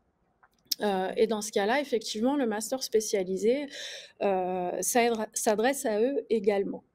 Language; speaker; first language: French; native; French